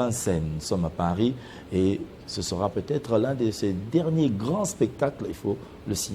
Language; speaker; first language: French; non-native, local second language; Lingala